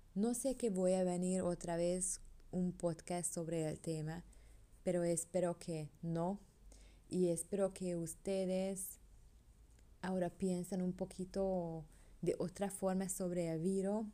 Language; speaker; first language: Spanish; non-native, learner; Hungarian